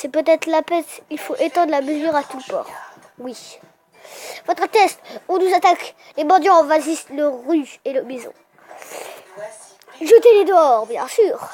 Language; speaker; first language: French; native; French